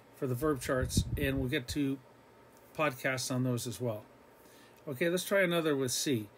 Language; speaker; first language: English; native; English